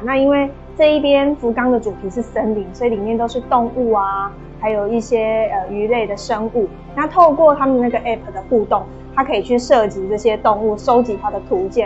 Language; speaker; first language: Chinese; native; Chinese